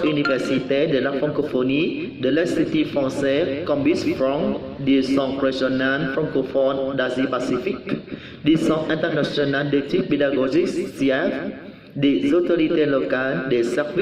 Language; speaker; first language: French; non-native, learner; Vietnamese